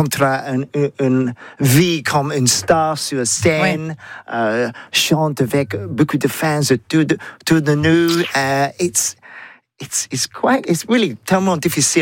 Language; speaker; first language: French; non-native, learner; English